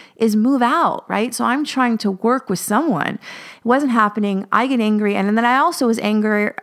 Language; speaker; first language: English; native; English